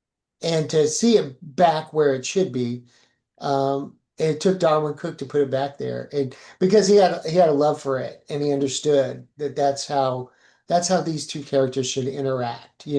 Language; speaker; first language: English; native; English